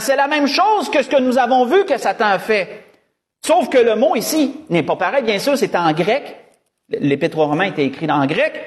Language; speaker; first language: French; native; French